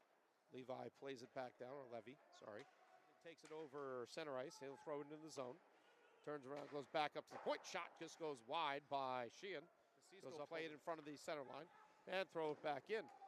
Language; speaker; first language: English; native; English